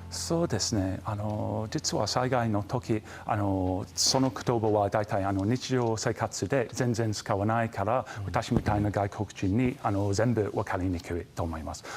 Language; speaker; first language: Japanese; non-native, fluent; English